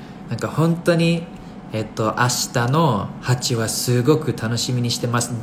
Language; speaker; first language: Japanese; non-native, fluent; English